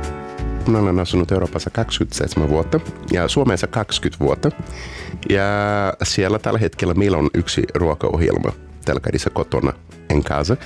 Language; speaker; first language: Finnish; non-native, fluent; Portuguese